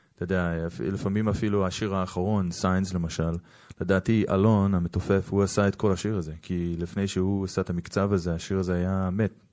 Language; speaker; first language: Hebrew; non-native, fluent; English